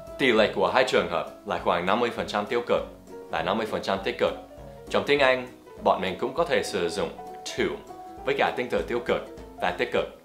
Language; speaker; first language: Vietnamese; non-native, fluent; English